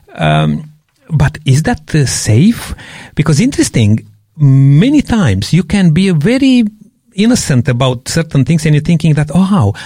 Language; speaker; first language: English; non-native, fluent; Romanian